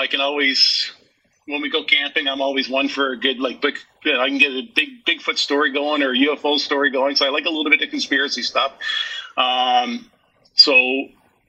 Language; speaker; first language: English; native; English